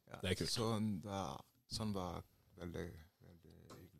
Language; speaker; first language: Norwegian; non-native, learner; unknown